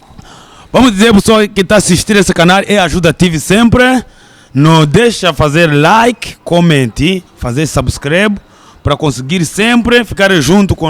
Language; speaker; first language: Portuguese; non-native, learner; Kinyarwanda